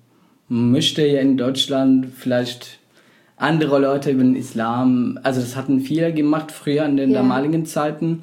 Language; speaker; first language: German; non-native, fluent; Arabic